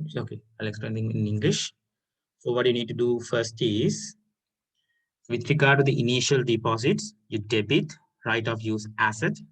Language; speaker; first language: English; non-native, local second language; Sinhala